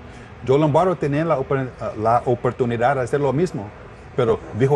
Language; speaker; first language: Spanish; non-native, learner; English